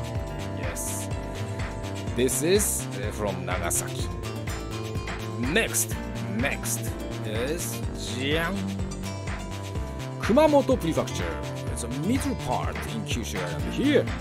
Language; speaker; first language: English; non-native, learner; Japanese